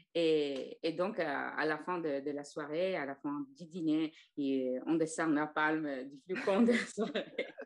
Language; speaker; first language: French; non-native, fluent; Italian